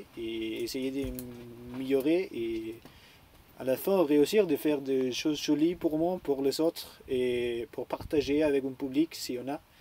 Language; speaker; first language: French; non-native, learner; German